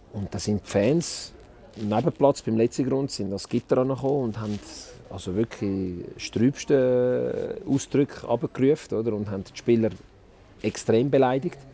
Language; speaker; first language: German; early bilingual, other home language; Italian